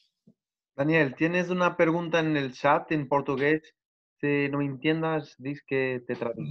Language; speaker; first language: Spanish; non-native, learner; Portuguese